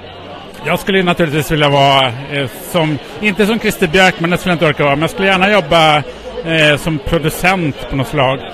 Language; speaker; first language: Swedish; native; Swedish